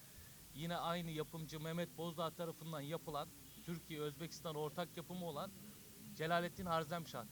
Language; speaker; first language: Turkish; native; Turkish